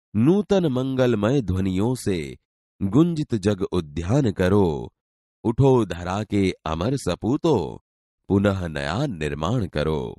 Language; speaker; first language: Hindi; non-native, local second language; Gujarati